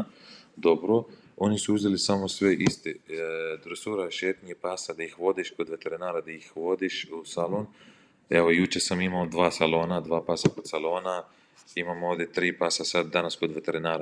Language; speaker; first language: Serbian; non-native, learner; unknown